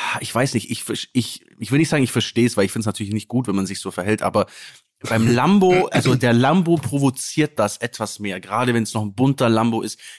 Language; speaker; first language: German; native; German